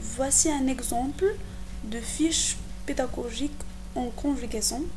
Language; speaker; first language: French; non-native, local second language; Arabic